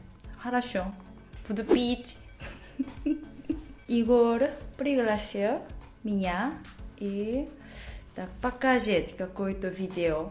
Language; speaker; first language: Russian; non-native, learner; Korean